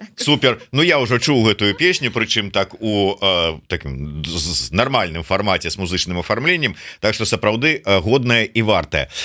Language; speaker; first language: Belarusian; non-native, local second language; Russian